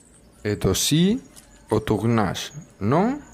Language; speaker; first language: French; non-native, learner; Spanish